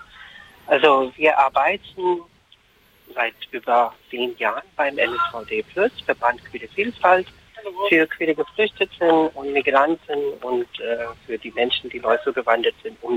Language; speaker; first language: German; non-native, fluent; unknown